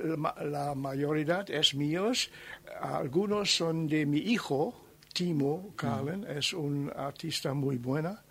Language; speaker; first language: Spanish; non-native, learner; German